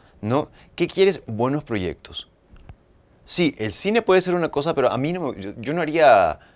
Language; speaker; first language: Spanish; native; Spanish